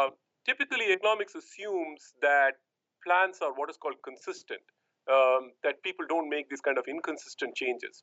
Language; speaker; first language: English; non-native, local second language; Tamil